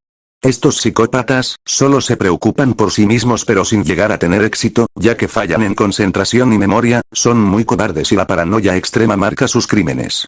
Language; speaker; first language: Spanish; native; Spanish